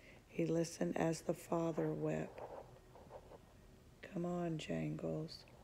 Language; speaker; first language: English; native; English